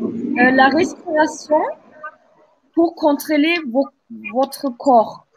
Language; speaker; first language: French; non-native, fluent; Turkish